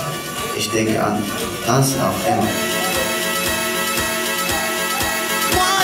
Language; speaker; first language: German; non-native, learner; Arabic